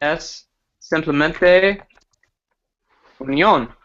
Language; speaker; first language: Spanish; non-native, fluent; English